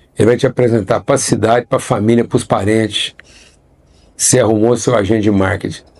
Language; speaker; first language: Portuguese; native; Portuguese